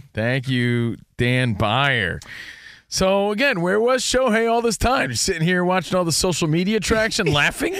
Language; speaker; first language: English; native; English